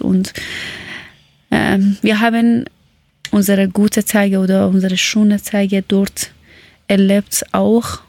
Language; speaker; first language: German; non-native, fluent; Persian